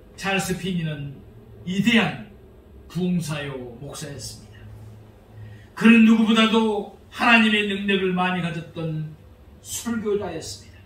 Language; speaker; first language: Korean; native; Korean